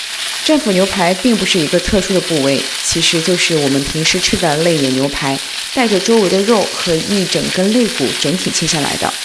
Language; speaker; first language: Chinese; native; Chinese